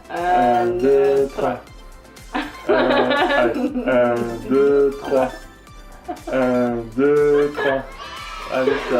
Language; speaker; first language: French; native; French